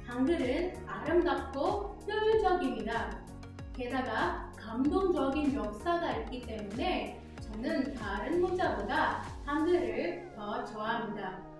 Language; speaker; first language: Korean; non-native, learner; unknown